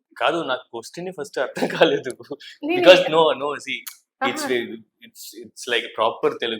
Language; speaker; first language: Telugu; non-native, learner; Tamil